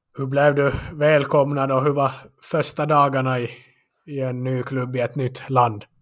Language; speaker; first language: Swedish; native; Swedish